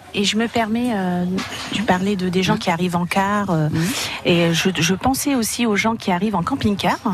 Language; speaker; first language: French; native; French